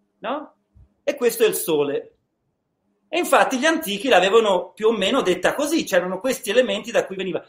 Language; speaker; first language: Italian; early bilingual, heritage; Italian